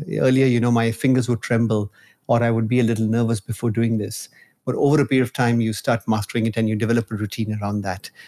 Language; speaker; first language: English; non-native, local second language; Hindi